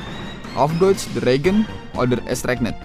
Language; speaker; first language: German; non-native, fluent; Indonesian